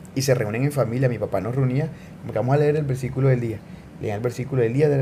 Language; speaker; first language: Spanish; native; Spanish